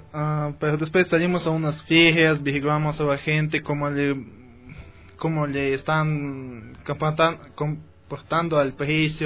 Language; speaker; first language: Spanish; non-native, fluent; Russian